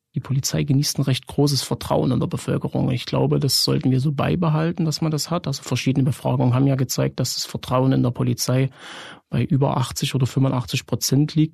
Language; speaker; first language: German; native; German